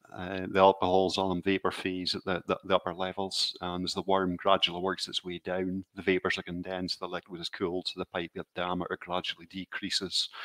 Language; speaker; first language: English; native; English